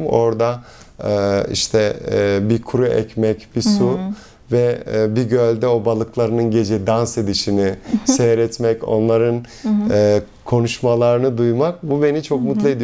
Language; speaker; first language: Turkish; early bilingual, heritage; Turkish